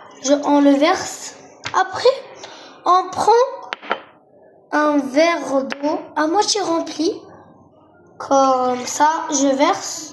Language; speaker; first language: French; non-native, local second language; Arabic